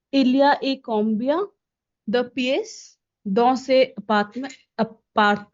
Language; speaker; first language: French; non-native, learner; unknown